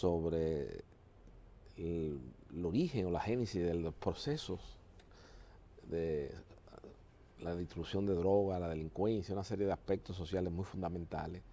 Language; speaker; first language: Spanish; native; Spanish